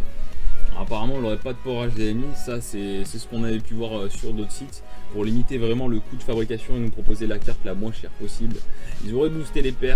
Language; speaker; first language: French; native; French